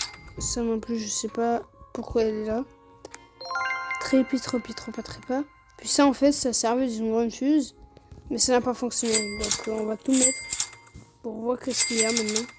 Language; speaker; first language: French; native; French